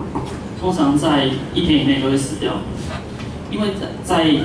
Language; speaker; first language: Chinese; native; Chinese